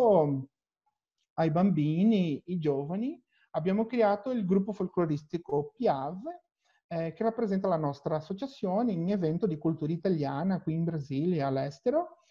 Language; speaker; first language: Italian; non-native, learner; Portuguese